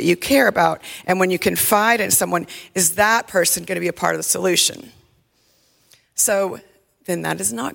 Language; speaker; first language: English; native; English